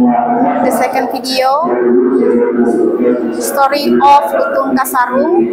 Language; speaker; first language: English; non-native, learner; Indonesian